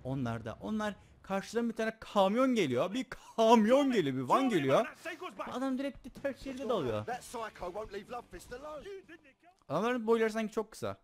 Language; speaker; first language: Turkish; native; Turkish